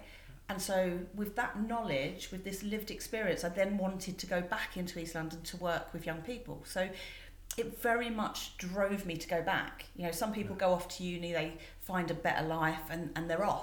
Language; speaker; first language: English; native; English